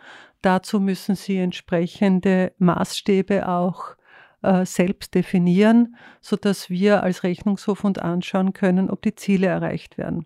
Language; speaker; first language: German; native; German